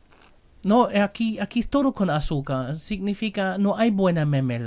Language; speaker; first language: Spanish; non-native, fluent; German